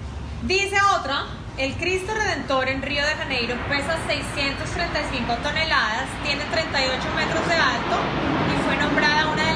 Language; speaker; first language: Spanish; native; Spanish